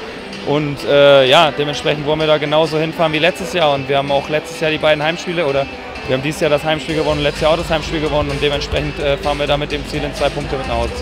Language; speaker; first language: German; native; German